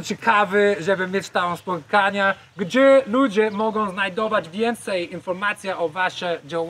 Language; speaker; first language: Polish; non-native, learner; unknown